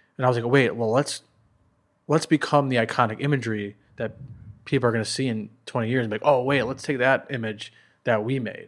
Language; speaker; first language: English; native; English